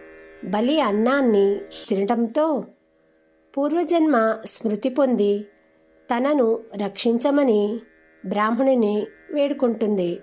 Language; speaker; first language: Telugu; native; Telugu